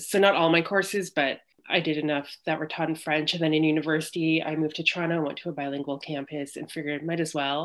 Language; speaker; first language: English; native; English